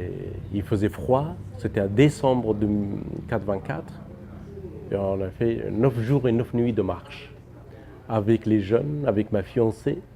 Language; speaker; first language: French; non-native, fluent; Persian